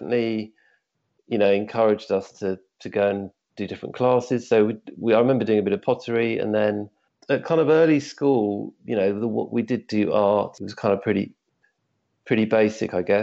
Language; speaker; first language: English; native; English